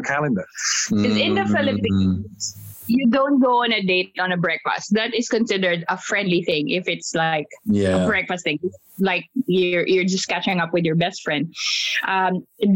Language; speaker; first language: English; non-native, local second language; Filipino